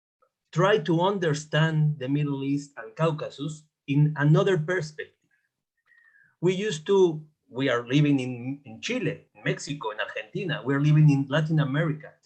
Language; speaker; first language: English; non-native, fluent; Spanish